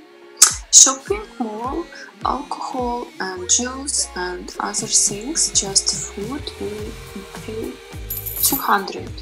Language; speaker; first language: English; non-native, learner; Russian